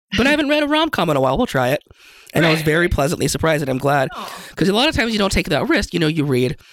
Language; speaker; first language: English; native; English